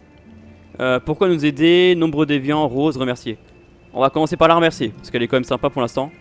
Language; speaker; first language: French; native; French